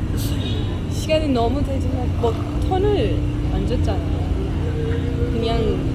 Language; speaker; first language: Korean; non-native, learner; Persian